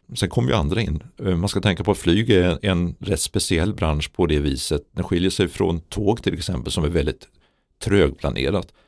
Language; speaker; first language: Swedish; native; Swedish